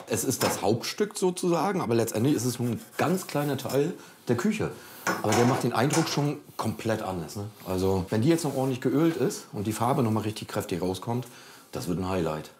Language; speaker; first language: German; native; German